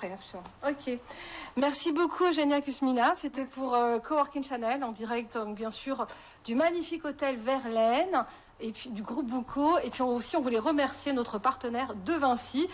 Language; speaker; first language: French; native; French